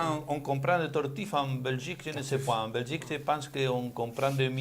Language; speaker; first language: French; non-native, learner; Spanish